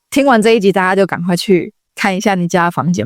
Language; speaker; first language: Chinese; native; Chinese